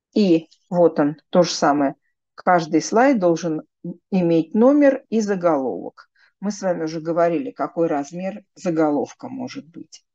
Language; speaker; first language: Russian; native; Russian